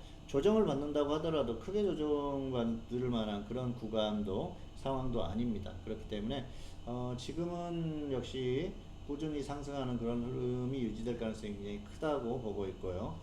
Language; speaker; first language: Korean; native; Korean